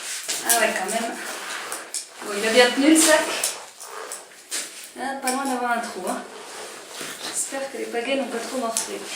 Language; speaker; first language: French; native; French